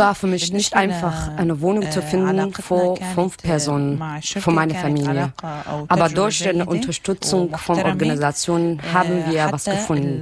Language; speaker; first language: German; non-native, learner; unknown